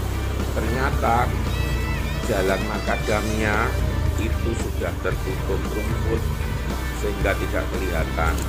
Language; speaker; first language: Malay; non-native, local second language; Javanese